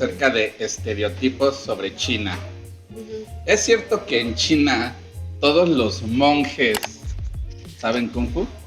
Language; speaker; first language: Spanish; native; Spanish